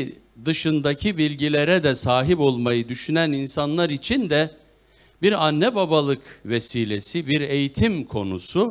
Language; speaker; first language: Turkish; native; Turkish